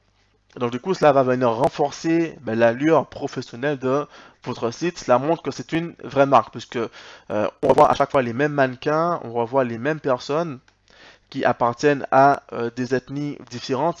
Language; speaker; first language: French; native; French